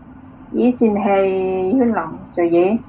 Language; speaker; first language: Cantonese; non-native, learner; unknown